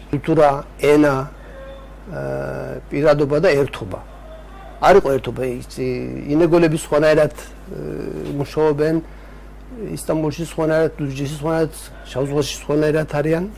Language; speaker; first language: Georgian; early bilingual, heritage; Georgian